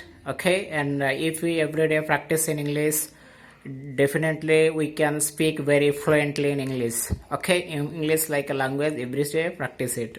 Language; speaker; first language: English; non-native, local second language; Odia